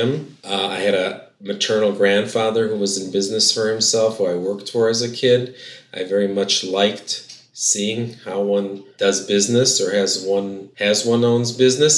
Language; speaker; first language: English; native; English